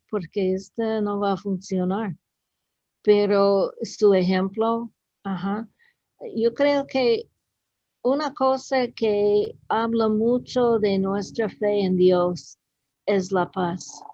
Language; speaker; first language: Spanish; non-native, fluent; English